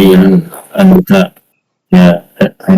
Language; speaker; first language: Arabic; non-native, learner; Indonesian